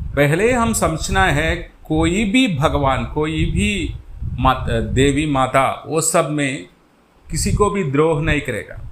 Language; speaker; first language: Hindi; non-native, local second language; Malayalam